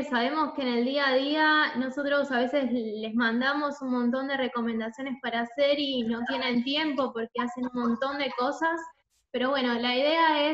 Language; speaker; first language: Spanish; native; Spanish